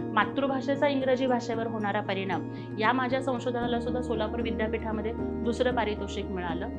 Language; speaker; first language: Marathi; non-native, local second language; Telugu